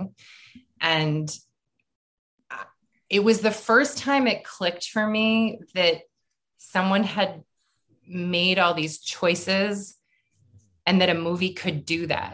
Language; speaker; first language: English; native; English